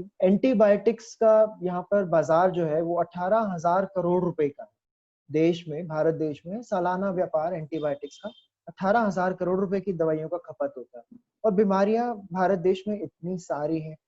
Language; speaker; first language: Hindi; native; Hindi